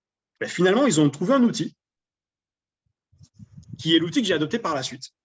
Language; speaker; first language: French; native; French